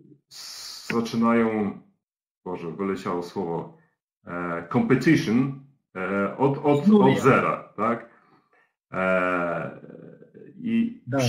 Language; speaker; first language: Polish; native; Polish